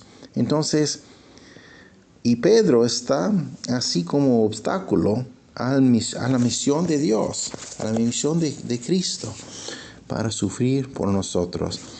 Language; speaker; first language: Spanish; non-native, fluent; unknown